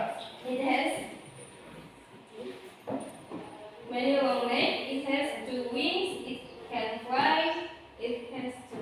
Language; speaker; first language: English; non-native, learner; Indonesian